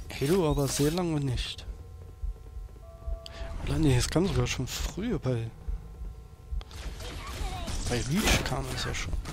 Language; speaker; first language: German; native; German